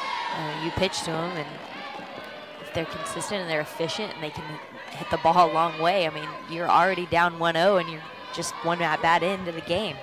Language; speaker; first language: English; native; English